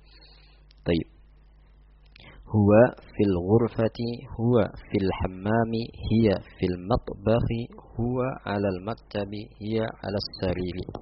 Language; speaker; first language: Arabic; non-native, fluent; Indonesian